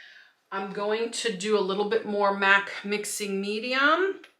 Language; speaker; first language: English; native; English